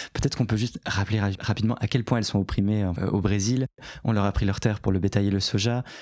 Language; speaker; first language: French; native; French